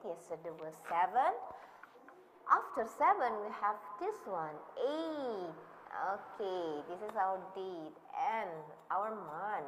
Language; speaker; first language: English; non-native, learner; Indonesian